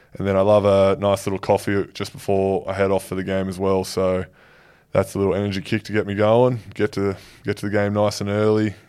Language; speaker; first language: English; native; English